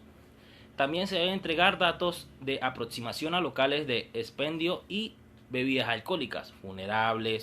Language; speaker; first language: Spanish; native; Spanish